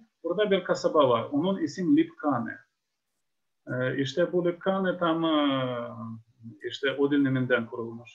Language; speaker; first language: Turkish; non-native, fluent; Ukrainian